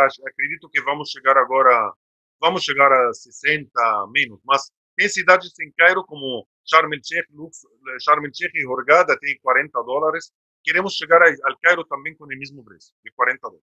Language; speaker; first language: Portuguese; non-native, fluent; Arabic